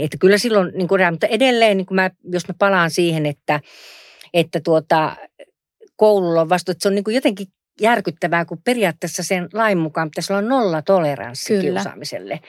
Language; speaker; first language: Finnish; native; Finnish